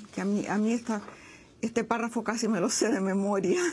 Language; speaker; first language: Spanish; native; Spanish